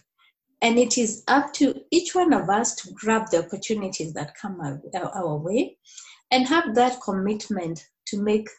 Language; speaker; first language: English; non-native, local second language; Kikuyu